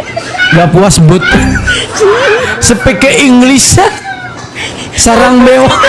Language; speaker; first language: Indonesian; native; Indonesian